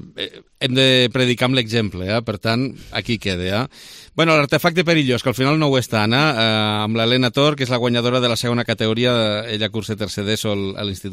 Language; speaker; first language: Catalan; native; Catalan